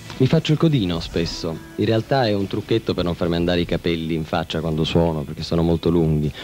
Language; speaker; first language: Italian; native; Italian